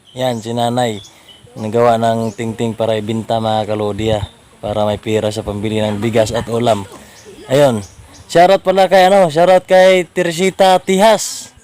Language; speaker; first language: Filipino; non-native, local second language; Cebuano